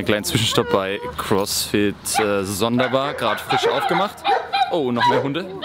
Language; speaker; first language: German; native; German